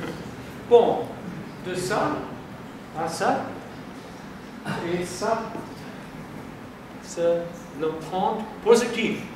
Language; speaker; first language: French; non-native, fluent; German